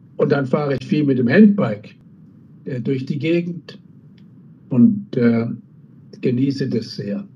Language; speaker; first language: German; native; German